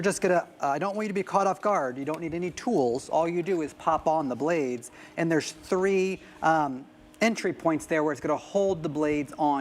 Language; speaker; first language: English; native; English